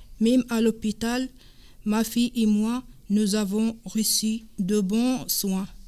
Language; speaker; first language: French; non-native, local second language; Arabic